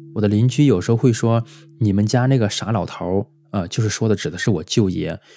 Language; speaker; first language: Chinese; native; Chinese